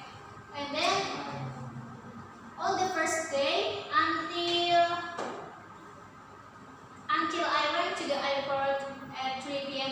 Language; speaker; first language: English; non-native, learner; Indonesian